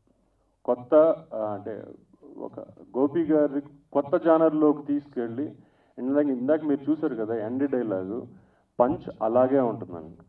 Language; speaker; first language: Telugu; native; Telugu